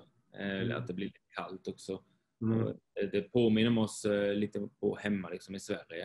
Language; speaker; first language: Swedish; non-native, fluent; Swiss German